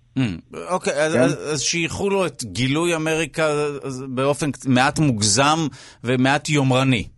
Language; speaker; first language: Hebrew; native; Hebrew